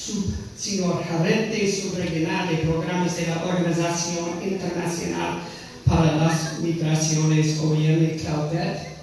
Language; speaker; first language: Spanish; non-native, fluent; English